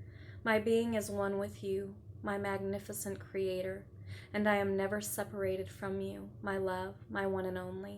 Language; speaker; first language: English; native; English